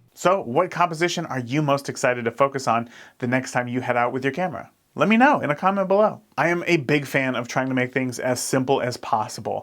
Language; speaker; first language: English; native; English